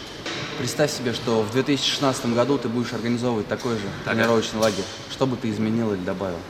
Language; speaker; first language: Russian; native; Russian